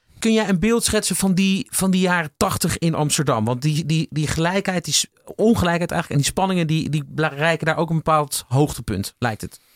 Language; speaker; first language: Dutch; native; Dutch